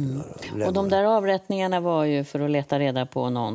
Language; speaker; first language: Swedish; native; Swedish